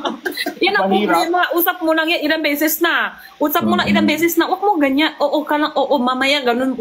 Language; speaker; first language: Filipino; non-native, learner; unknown